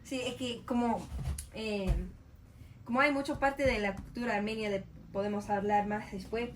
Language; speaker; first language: Spanish; non-native, learner; English